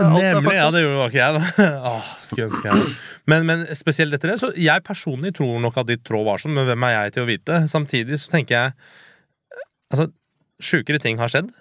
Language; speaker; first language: Norwegian; early bilingual, other home language; Persian